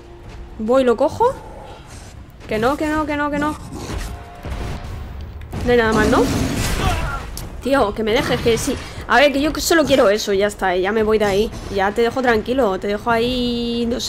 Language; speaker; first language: Spanish; native; Spanish